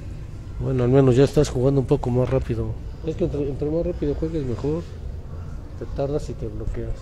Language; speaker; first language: Spanish; native; Spanish